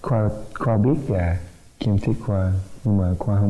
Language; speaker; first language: Vietnamese; early bilingual, heritage; Vietnamese